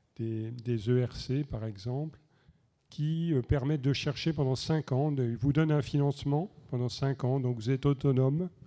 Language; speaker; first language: French; native; French